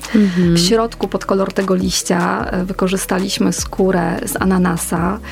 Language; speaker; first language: Polish; native; Polish